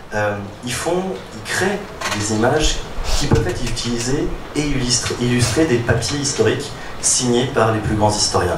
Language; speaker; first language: French; native; French